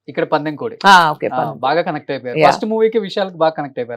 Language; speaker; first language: Telugu; native; Telugu